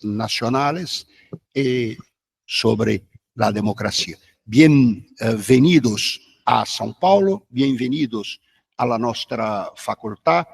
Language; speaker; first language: Spanish; non-native, fluent; Portuguese